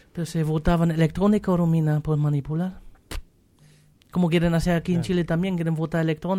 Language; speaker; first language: Spanish; non-native, fluent; German